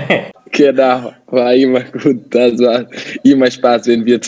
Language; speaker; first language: German; non-native, learner; Portuguese